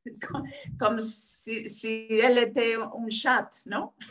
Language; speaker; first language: French; non-native, fluent; Spanish